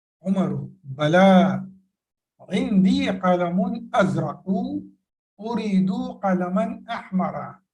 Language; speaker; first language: Arabic; non-native, fluent; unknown